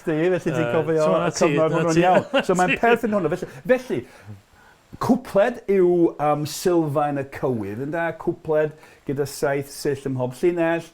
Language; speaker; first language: Welsh; non-native, fluent; English